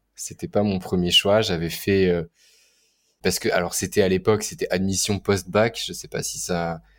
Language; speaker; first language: French; native; French